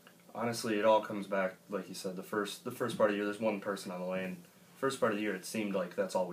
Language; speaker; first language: English; native; English